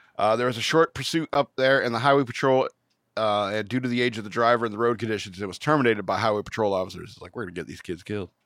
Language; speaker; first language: English; native; English